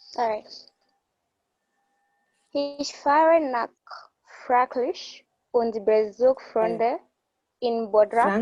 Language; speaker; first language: German; non-native, learner; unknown